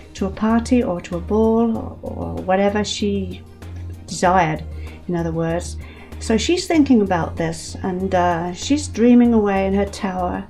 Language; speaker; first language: English; native; English